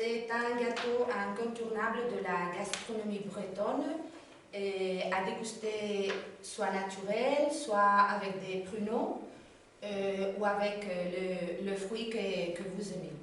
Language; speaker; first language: French; non-native, learner; Spanish